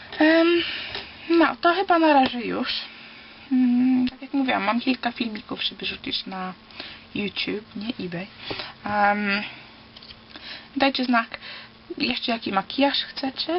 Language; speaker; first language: Polish; early bilingual, heritage; Polish